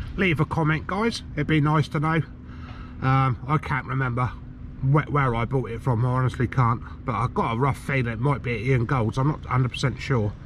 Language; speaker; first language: English; native; English